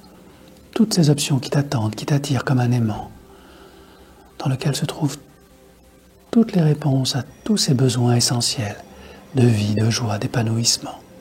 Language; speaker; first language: French; native; French